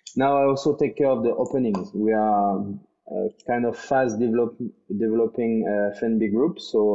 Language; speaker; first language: English; non-native, fluent; French